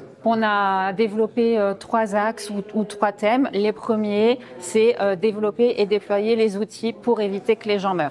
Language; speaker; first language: French; native; French